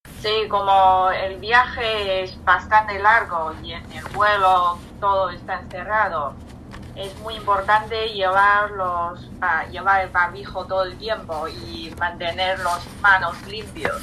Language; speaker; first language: Spanish; non-native, fluent; Chinese